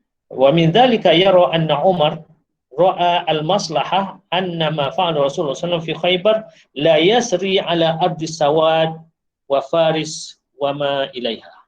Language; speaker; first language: Arabic; non-native, fluent; Malay